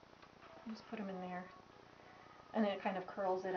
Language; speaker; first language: English; native; English